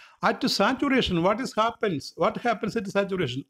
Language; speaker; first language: English; non-native, local second language; Malayalam